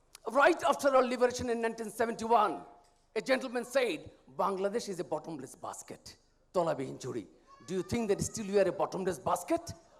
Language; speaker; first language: English; non-native, local second language; Bangla